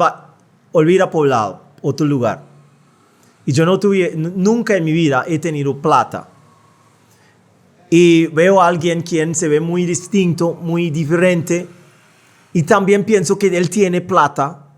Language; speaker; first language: Spanish; non-native, fluent; English